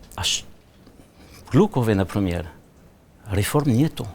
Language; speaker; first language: Russian; non-native, learner; French